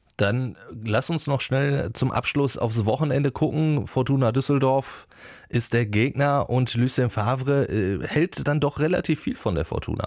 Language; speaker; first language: German; native; German